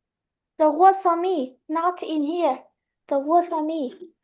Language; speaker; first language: English; non-native, learner; Vietnamese